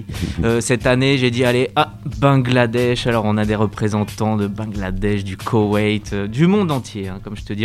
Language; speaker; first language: French; native; French